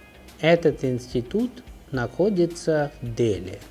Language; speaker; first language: Russian; non-native, fluent; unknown